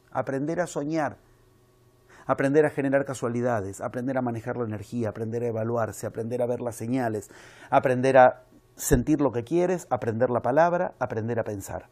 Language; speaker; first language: Spanish; native; Spanish